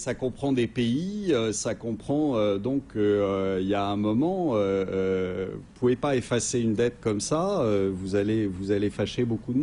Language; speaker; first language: French; native; French